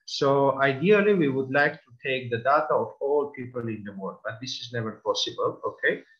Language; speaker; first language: English; non-native, fluent; Armenian